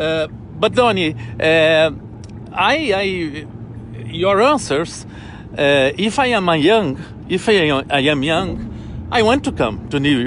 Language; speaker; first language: English; non-native, learner; Portuguese